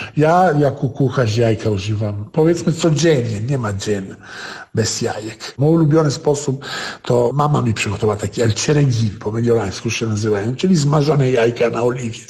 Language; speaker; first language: Polish; non-native, fluent; Italian